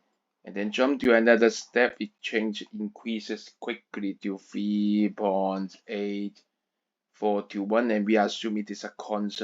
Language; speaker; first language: English; non-native, fluent; Chinese